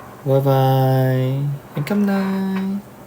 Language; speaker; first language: Vietnamese; non-native, learner; Korean